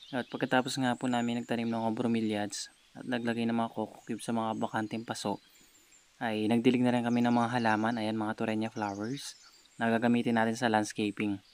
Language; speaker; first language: Filipino; native; Filipino